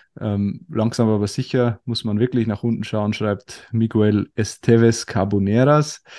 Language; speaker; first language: German; native; German